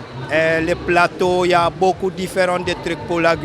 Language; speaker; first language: French; non-native, local second language; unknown